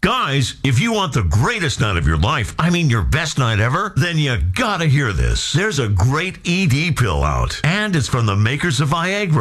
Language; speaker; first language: English; native; English